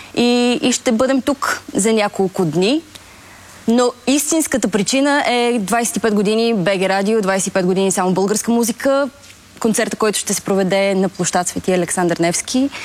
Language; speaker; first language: Bulgarian; native; Bulgarian